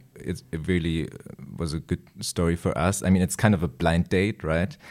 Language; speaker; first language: English; non-native, fluent; German